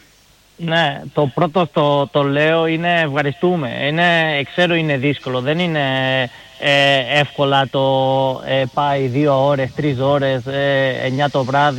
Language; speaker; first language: Greek; non-native, learner; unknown